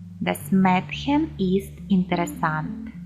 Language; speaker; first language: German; non-native, fluent; Ukrainian